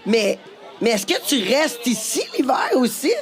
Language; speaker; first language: French; native; French